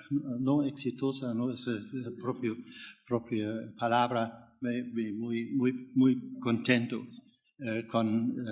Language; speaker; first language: Spanish; non-native, fluent; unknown